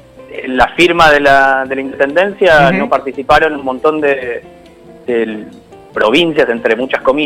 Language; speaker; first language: Spanish; native; Spanish